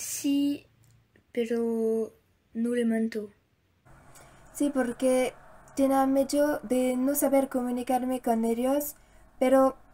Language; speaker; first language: Spanish; non-native, learner; French